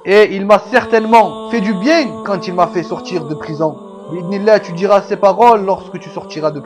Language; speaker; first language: French; non-native, local second language; Arabic